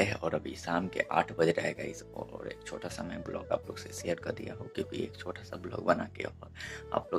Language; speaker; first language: Hindi; non-native, local second language; Bhojpuri